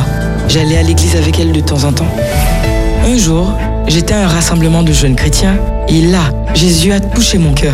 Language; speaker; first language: French; native; French